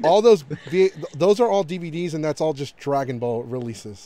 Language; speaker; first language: English; early bilingual, other home language; Spanish